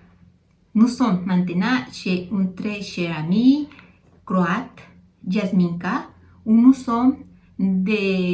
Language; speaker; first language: French; non-native, fluent; Spanish